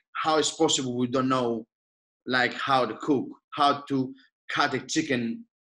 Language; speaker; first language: English; non-native, fluent; Greek